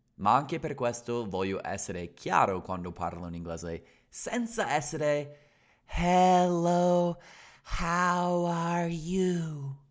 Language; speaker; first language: Italian; non-native, fluent; English